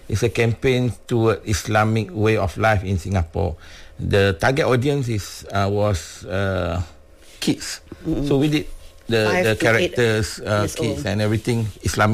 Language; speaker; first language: English; non-native, local second language; Malay